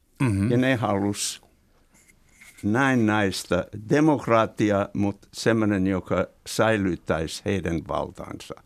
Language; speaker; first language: Finnish; non-native, fluent; English